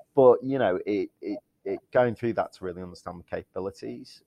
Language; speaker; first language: English; native; English